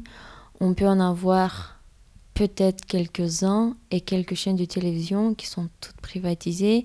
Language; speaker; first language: French; non-native, fluent; Romanian